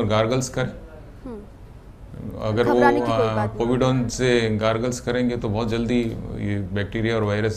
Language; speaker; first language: Hindi; native; Hindi